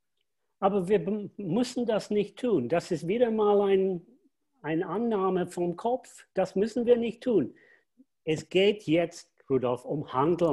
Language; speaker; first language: German; non-native, fluent; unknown